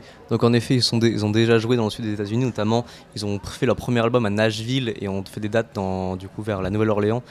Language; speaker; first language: French; native; French